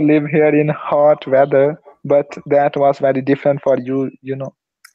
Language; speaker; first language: English; non-native, learner; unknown